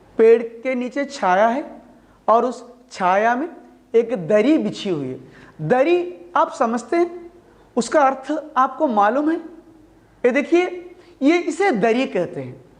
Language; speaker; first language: Hindi; non-native, local second language; Malayalam